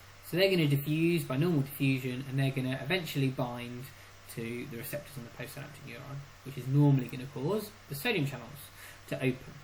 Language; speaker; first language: English; native; English